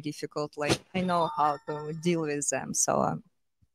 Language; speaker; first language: English; non-native, fluent; Russian